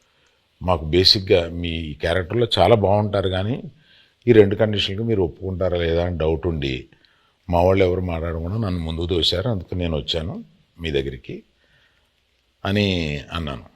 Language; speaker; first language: Telugu; native; Telugu